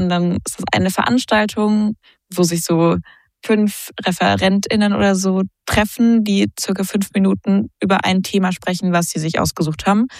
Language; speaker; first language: German; native; German